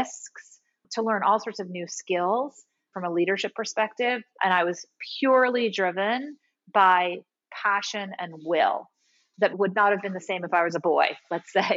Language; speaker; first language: English; native; English